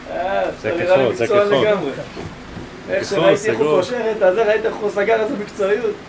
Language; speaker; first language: Hebrew; native; Hebrew